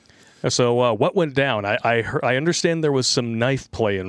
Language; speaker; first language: English; native; English